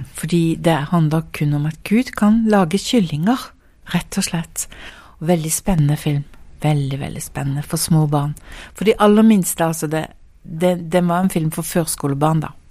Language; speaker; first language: Norwegian; early bilingual, heritage; Norwegian